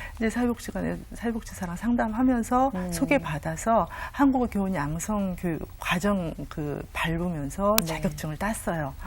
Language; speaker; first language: Korean; native; Korean